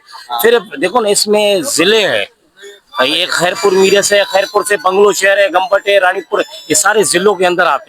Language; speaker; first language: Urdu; non-native, local second language; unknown